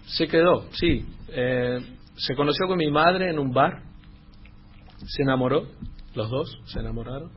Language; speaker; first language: Spanish; non-native, fluent; Dutch